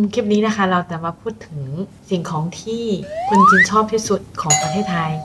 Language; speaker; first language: Thai; non-native, fluent; Chinese